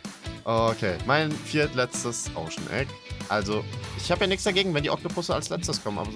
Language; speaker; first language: German; native; German